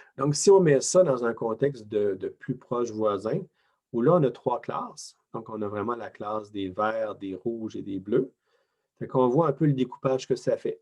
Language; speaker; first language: French; native; French